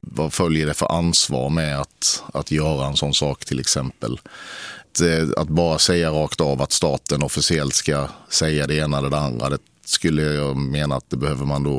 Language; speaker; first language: Swedish; native; Swedish